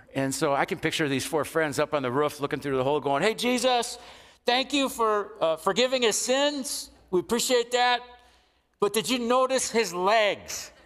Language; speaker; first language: English; native; English